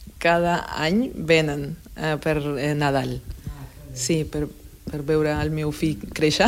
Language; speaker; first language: Catalan; non-native, fluent; Spanish